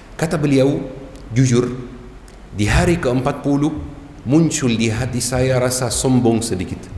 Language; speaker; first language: Indonesian; non-native, fluent; Arabic